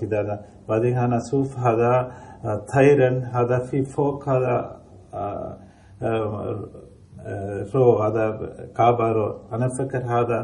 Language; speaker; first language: Arabic; non-native, learner; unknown